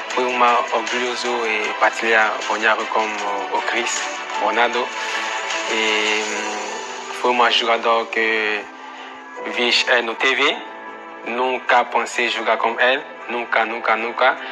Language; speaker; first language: Portuguese; non-native, fluent; French